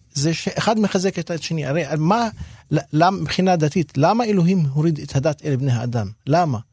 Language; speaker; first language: Hebrew; non-native, local second language; Arabic